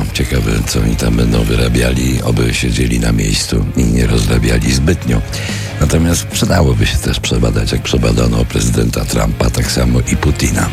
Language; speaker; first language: Polish; native; Polish